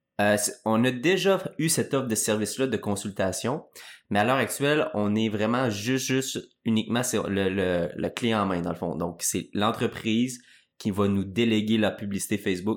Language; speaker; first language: French; native; French